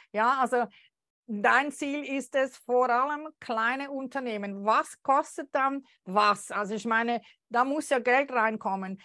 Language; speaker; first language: German; native; German